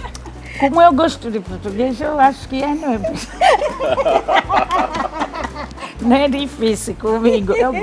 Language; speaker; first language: Portuguese; non-native, fluent; Swahili